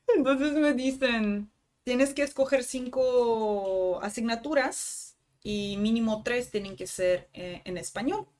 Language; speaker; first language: Spanish; non-native, fluent; Russian